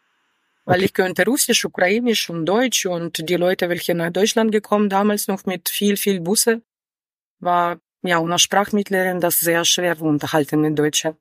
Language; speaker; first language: German; non-native, learner; Ukrainian